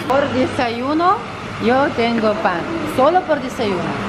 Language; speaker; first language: Spanish; non-native, learner; Ukrainian